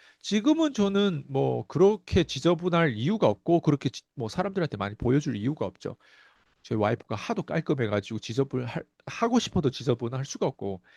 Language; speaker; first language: Korean; non-native, fluent; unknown